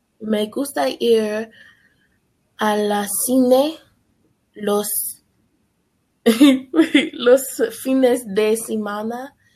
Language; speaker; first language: Spanish; non-native, learner; English